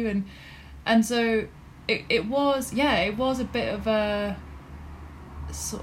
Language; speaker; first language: English; native; English